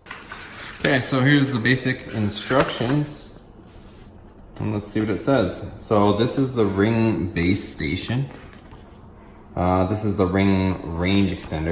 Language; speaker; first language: English; native; English